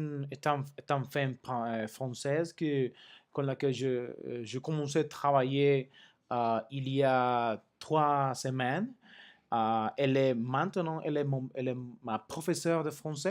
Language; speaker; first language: French; non-native, learner; Spanish